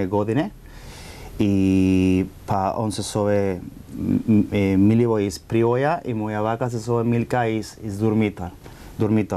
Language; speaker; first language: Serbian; non-native, learner; Spanish